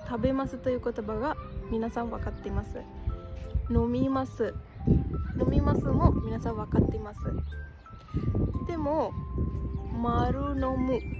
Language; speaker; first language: Japanese; non-native, fluent; Sinhala